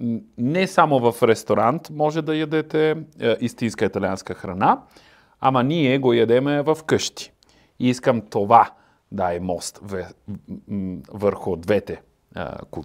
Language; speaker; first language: Bulgarian; non-native, learner; Italian